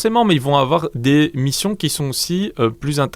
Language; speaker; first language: French; native; French